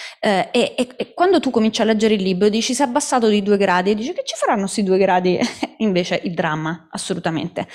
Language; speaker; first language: Italian; native; Italian